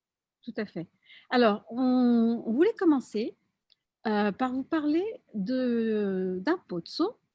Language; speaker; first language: French; native; French